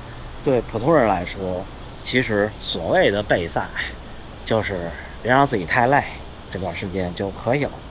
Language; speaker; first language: Chinese; native; Chinese